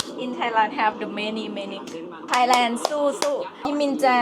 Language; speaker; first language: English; non-native, learner; Thai